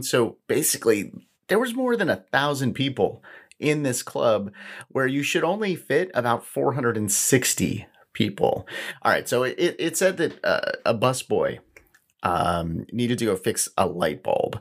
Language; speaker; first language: English; native; English